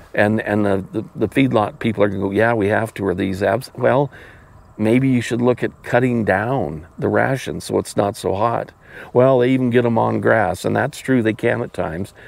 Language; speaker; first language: English; native; English